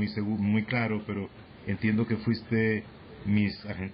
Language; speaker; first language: Spanish; native; Spanish